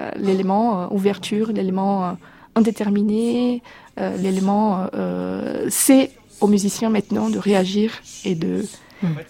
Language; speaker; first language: French; non-native, fluent; Portuguese